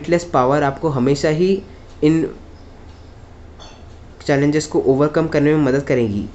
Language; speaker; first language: Hindi; native; Hindi